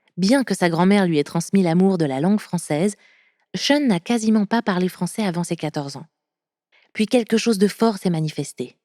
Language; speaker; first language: French; native; French